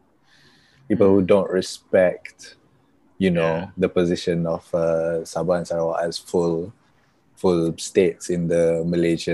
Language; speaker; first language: English; non-native, local second language; Malay